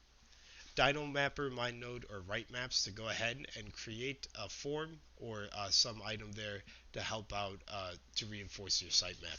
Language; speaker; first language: English; native; English